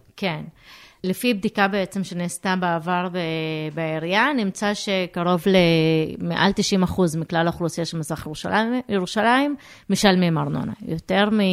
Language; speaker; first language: Hebrew; non-native, local second language; Arabic